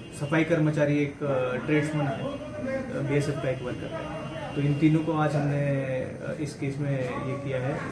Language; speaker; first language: Hindi; non-native, local second language; Bangla